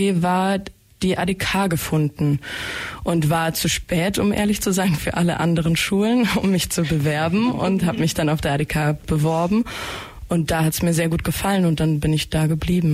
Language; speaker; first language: German; native; German